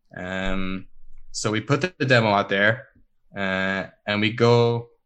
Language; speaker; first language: English; non-native, fluent; Swedish